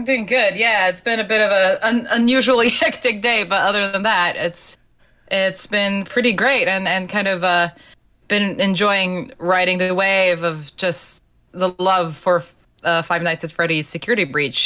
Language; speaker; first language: English; non-native, fluent; Slovenian